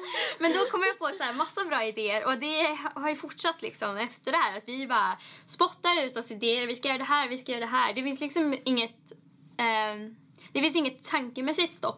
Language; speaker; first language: Swedish; native; Swedish